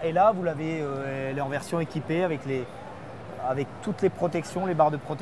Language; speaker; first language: French; native; French